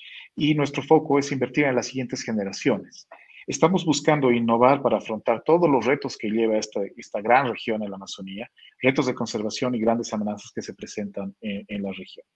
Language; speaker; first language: Spanish; native; Spanish